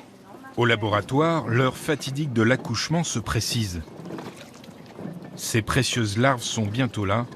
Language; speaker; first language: French; native; French